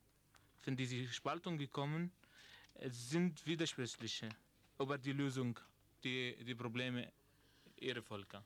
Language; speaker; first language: German; non-native, learner; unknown